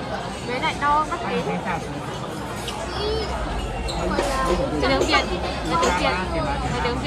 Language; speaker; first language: Chinese; non-native, fluent; Vietnamese